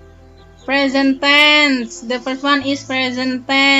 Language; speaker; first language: English; non-native, learner; Indonesian